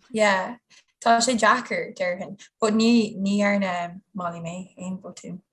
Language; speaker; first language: Irish; non-native, local second language; English